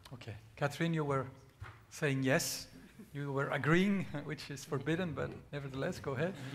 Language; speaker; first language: English; non-native, fluent; Dutch